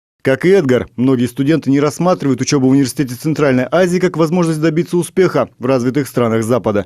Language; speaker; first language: Russian; native; Russian